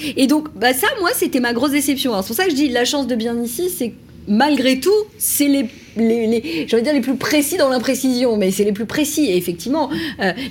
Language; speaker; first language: French; native; French